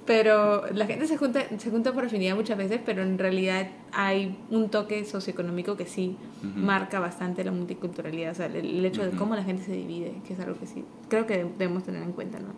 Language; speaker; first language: Spanish; early bilingual, heritage; Spanish